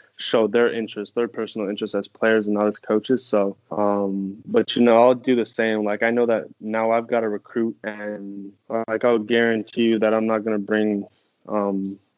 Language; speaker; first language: English; non-native, fluent; French